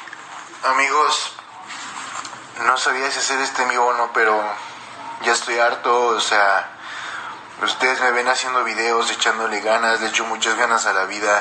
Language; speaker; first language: Spanish; native; Spanish